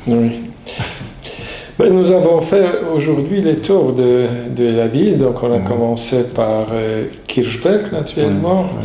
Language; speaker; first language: French; non-native, fluent; Polish